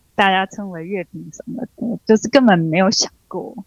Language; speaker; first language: Chinese; native; Chinese